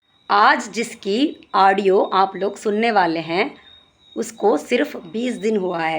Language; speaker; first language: Hindi; non-native, local second language; Tamil